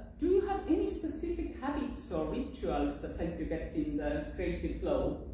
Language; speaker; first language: English; non-native, fluent; Estonian